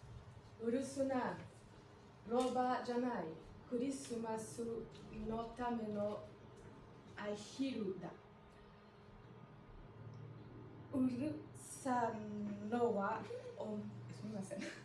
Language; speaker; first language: Japanese; non-native, learner; French